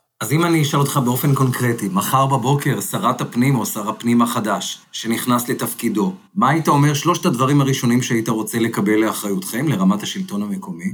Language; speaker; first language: Hebrew; native; Hebrew